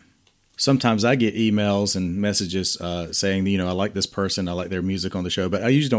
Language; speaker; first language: English; native; English